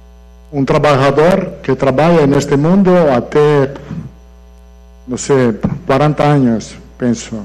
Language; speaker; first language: Portuguese; non-native, fluent; Italian